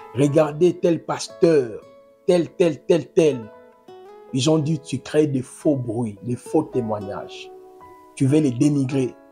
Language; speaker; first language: French; non-native, local second language; Lingala